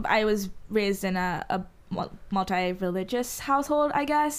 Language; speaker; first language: English; non-native, fluent; Hindi